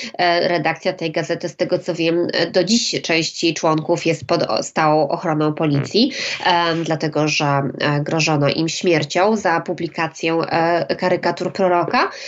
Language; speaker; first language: Polish; native; Polish